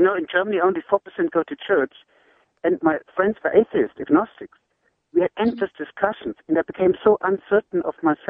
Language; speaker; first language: English; non-native, fluent; German